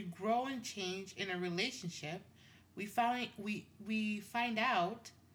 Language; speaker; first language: English; non-native, local second language; Swahili